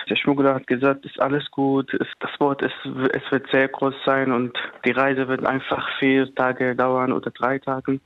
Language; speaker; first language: German; non-native, fluent; Arabic